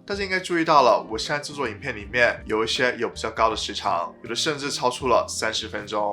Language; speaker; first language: Chinese; native; Chinese